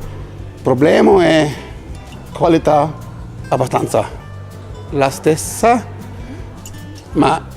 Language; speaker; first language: Italian; non-native, learner; German